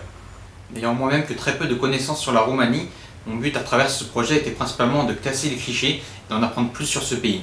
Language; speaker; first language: French; native; French